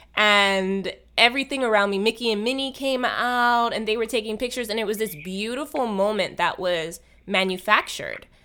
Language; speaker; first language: English; native; English